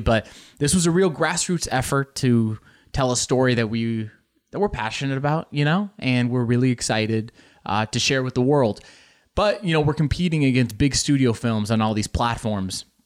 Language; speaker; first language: English; early bilingual, other home language; Spanish